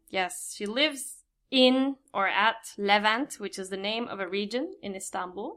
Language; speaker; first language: English; non-native, fluent; Turkish